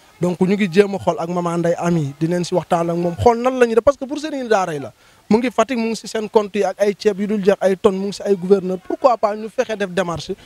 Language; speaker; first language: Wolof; native; Wolof